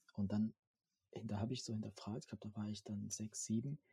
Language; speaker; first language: German; non-native, fluent; French